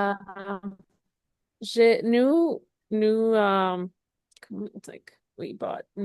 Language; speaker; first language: French; non-native, learner; Spanish